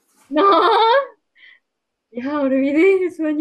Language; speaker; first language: Spanish; non-native, learner; Japanese